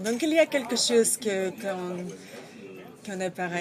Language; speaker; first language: French; non-native, learner; Russian